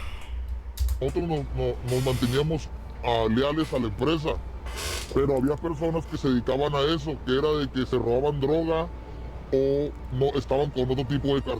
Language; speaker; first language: Spanish; native; Spanish